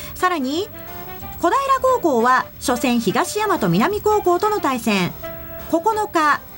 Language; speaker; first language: Japanese; native; Japanese